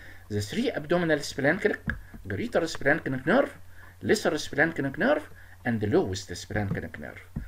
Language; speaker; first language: English; non-native, fluent; Arabic